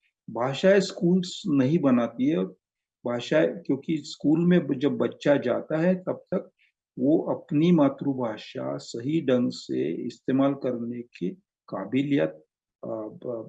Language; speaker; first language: Hindi; non-native, local second language; Marathi